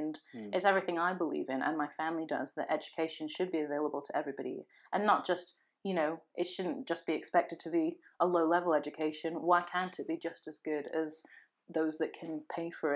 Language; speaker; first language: English; native; English